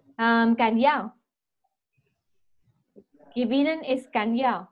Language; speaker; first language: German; non-native, fluent; Spanish